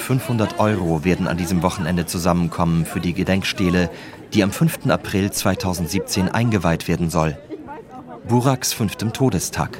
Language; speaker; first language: German; native; German